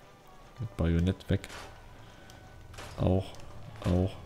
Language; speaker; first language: German; native; German